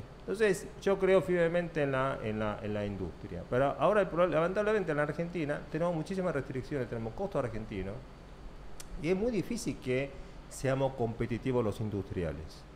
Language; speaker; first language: Spanish; early bilingual, other home language; Korean